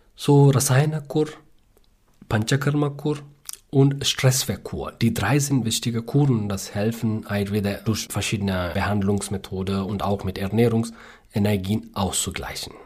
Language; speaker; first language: German; non-native, fluent; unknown